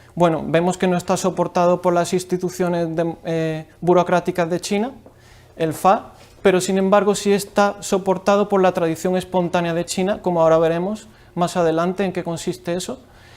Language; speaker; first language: Spanish; native; Spanish